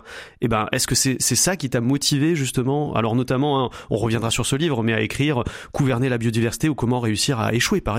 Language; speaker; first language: French; native; French